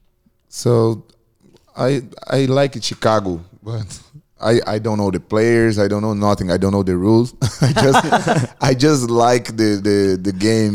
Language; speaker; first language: English; non-native, learner; Portuguese